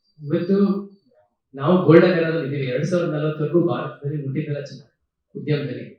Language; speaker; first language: Kannada; native; Kannada